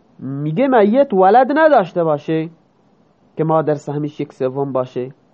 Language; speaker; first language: Persian; non-native, local second language; Baluchi